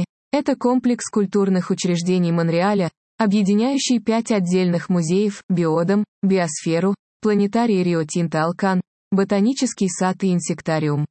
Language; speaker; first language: Russian; native; Russian